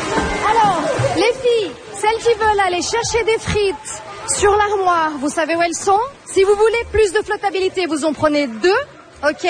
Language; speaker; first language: French; native; French